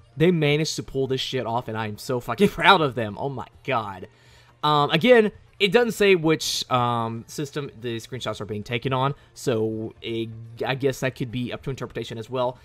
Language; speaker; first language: English; native; English